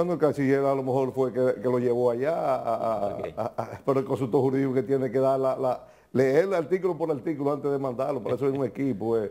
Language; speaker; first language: Spanish; native; Spanish